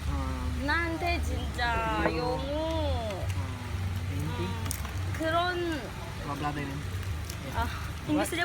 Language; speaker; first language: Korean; non-native, learner; Indonesian